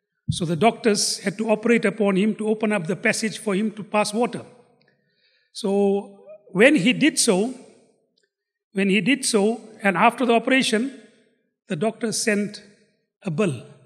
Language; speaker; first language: English; non-native, local second language; Gujarati